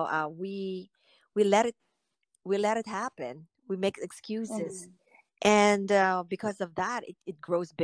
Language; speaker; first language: English; non-native, local second language; Filipino